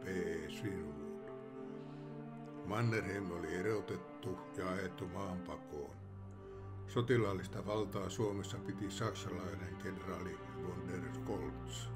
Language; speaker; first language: Finnish; native; Finnish